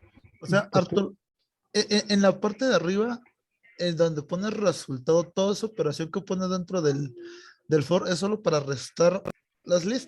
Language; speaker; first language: Spanish; native; Spanish